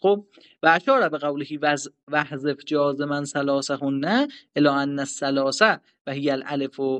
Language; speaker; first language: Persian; native; Persian